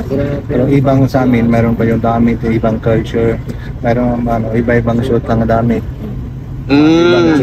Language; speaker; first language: Filipino; non-native, learner; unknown